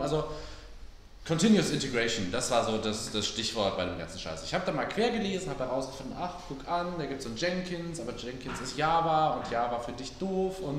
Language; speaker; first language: German; native; German